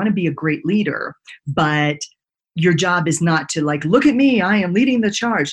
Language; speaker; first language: English; native; English